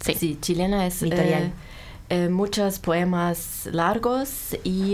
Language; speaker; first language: Spanish; non-native, learner; German